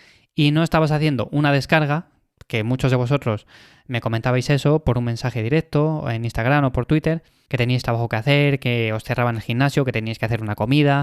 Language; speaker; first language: Spanish; native; Spanish